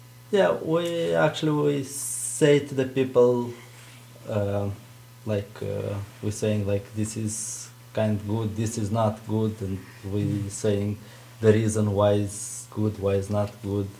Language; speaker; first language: English; non-native, fluent; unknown